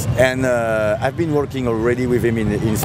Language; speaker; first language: English; non-native, fluent; French